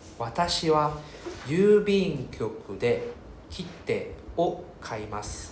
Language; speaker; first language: Japanese; non-native, fluent; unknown